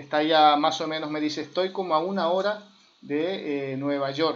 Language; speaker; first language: Spanish; native; Spanish